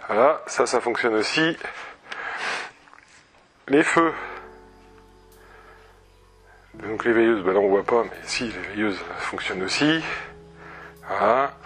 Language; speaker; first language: French; native; French